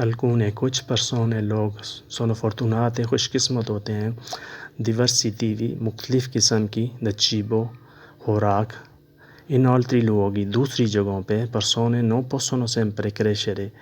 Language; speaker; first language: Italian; non-native, learner; Urdu